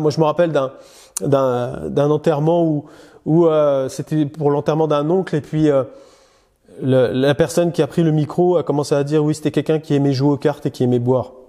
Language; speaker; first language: French; native; French